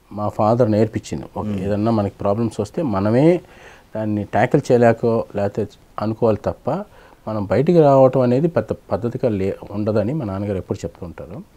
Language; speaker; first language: Telugu; native; Telugu